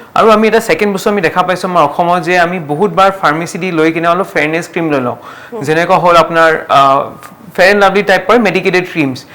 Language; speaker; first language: Assamese; non-native, local second language; Marwari